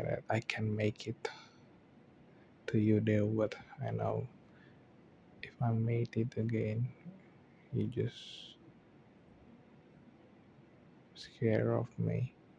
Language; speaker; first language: English; non-native, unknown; Indonesian